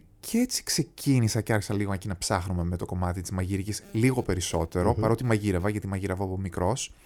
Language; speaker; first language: Greek; early bilingual, heritage; Greek